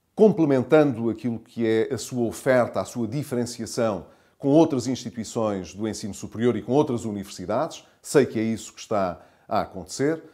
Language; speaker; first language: Portuguese; native; Portuguese